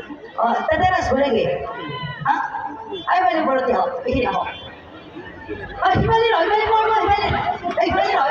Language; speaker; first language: Bangla; non-native, local second language; Assamese